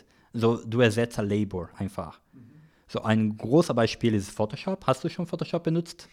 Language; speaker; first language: German; non-native, learner; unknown